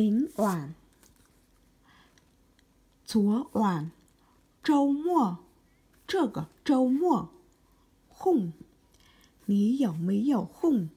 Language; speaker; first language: Chinese; non-native, learner; Vietnamese